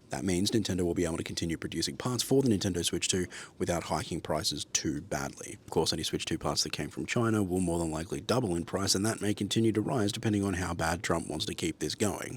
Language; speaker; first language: English; native; English